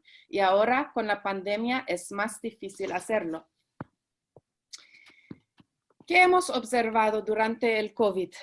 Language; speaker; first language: Spanish; early bilingual, heritage; Spanish